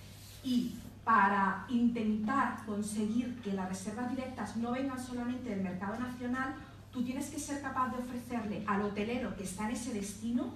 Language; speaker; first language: Spanish; native; Spanish